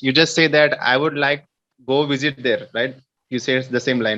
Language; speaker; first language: English; non-native, local second language; Hindi